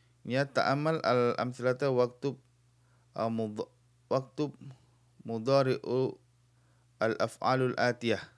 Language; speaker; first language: Arabic; non-native, fluent; Indonesian